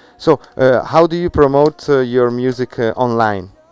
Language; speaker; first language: English; non-native, fluent; Italian